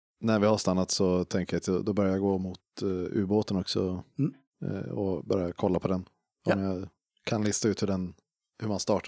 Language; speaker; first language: Swedish; native; Swedish